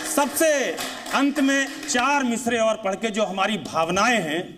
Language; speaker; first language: Hindi; native; Hindi